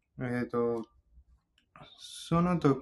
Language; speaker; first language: Japanese; non-native, fluent; Hindi